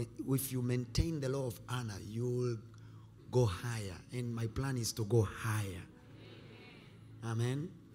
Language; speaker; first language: English; non-native, local second language; Swahili